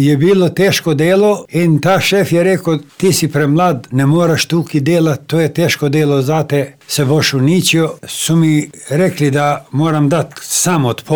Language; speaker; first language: Slovenian; non-native, fluent; Albanian